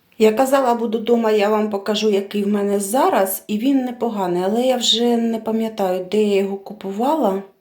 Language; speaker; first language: Ukrainian; non-native, local second language; Russian